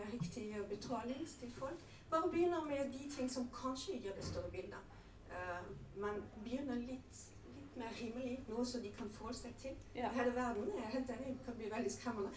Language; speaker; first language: Norwegian; non-native, fluent; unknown